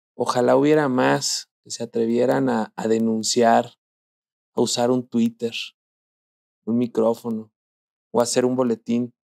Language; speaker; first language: Spanish; native; Spanish